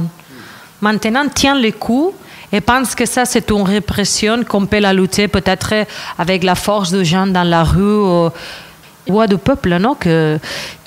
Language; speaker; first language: French; non-native, fluent; Catalan